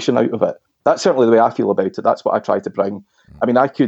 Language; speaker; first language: English; native; English